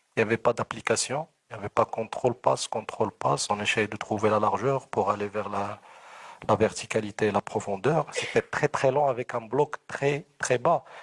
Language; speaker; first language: French; non-native, local second language; Arabic